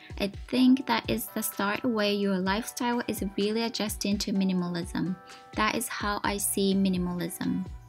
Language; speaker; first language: English; non-native, fluent; Japanese